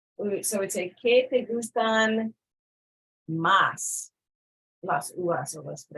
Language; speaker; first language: Spanish; non-native, fluent; English